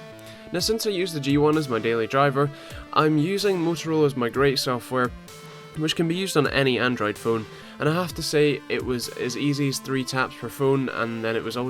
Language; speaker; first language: English; native; English